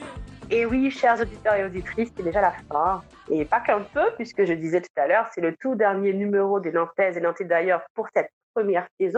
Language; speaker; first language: French; native; French